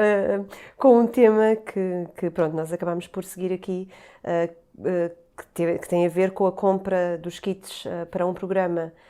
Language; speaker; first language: Portuguese; native; Portuguese